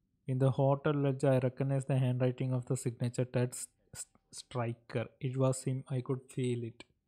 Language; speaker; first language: English; non-native, local second language; Malayalam